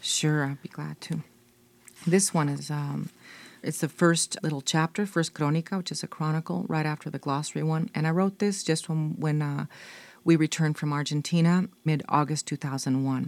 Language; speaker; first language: English; early bilingual, other home language; Spanish